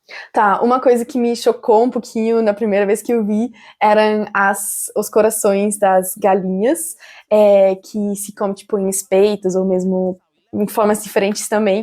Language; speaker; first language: Portuguese; non-native, fluent; German